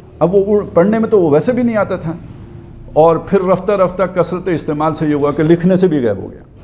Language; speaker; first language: Urdu; non-native, local second language; Northern Hindko